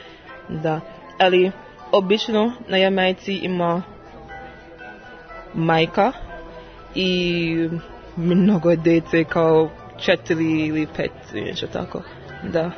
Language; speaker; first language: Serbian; non-native, learner; English